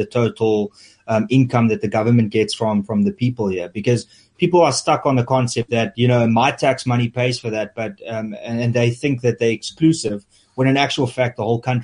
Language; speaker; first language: English; non-native, local second language; Afrikaans